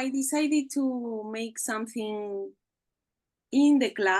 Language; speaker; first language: English; non-native, learner; Spanish